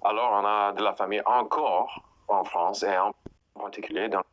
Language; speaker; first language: French; non-native, fluent; English